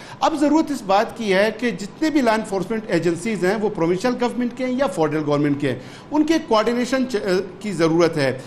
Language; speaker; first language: Urdu; non-native, local second language; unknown